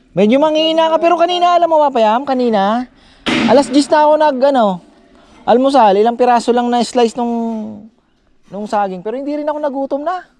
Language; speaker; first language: Filipino; native; Filipino